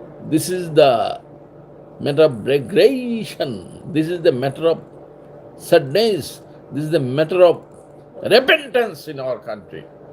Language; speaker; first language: English; non-native, local second language; Bangla